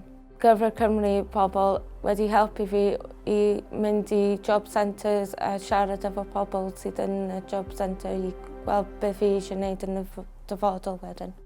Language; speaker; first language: Welsh; non-native, local second language; English